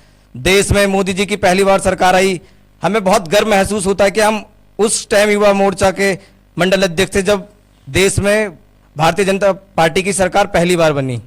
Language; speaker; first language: Hindi; native; Hindi